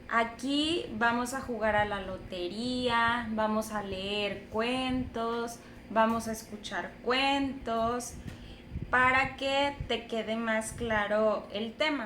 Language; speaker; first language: Spanish; native; Spanish